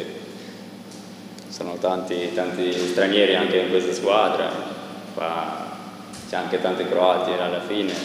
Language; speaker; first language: Italian; non-native, fluent; Croatian